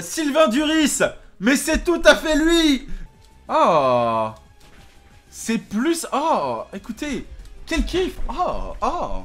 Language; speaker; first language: French; native; French